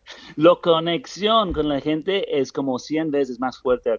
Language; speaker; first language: Spanish; non-native, learner; English